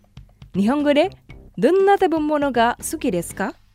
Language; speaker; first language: Japanese; non-native, fluent; Indonesian